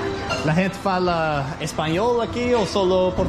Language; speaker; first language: Portuguese; non-native, learner; English